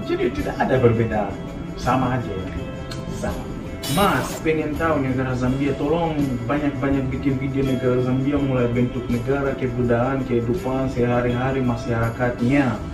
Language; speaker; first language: Malay; non-native, fluent; Nyanja